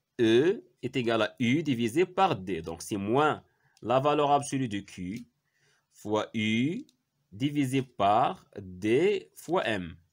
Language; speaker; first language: French; non-native, local second language; Arabic